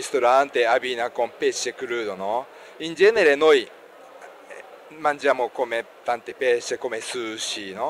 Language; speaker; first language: Italian; non-native, learner; Japanese